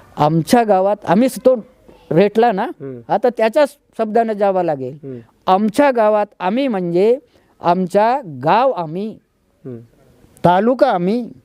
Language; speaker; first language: Marathi; non-native, local second language; Gondi